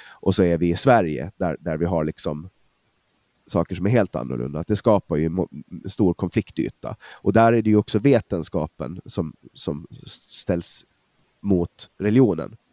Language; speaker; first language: Swedish; non-native, fluent; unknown